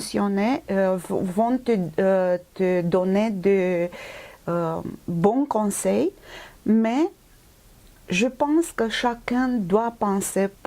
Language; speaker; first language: French; non-native, fluent; Romanian